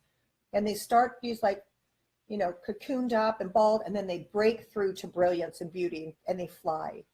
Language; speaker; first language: English; native; English